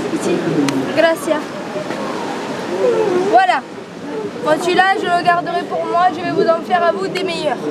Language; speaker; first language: French; native; French